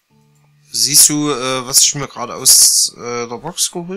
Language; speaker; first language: German; native; German